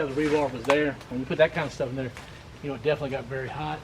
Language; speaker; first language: English; native; English